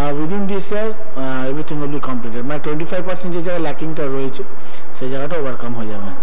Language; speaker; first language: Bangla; native; Bangla